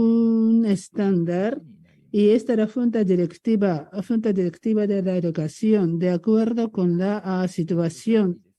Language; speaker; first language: Spanish; non-native, learner; Japanese